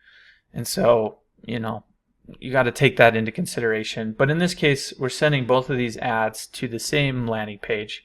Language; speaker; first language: English; native; English